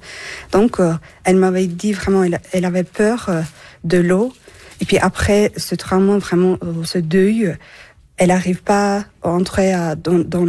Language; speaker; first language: French; non-native, fluent; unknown